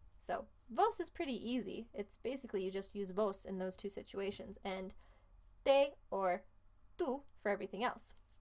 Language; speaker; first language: English; native; English